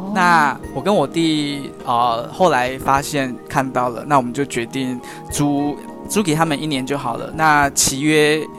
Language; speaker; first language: Chinese; native; Chinese